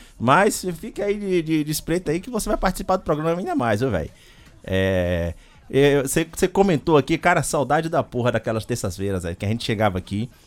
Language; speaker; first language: Portuguese; native; Portuguese